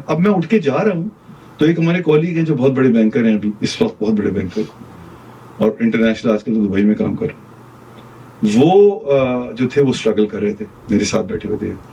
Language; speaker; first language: Urdu; non-native, local second language; Punjabi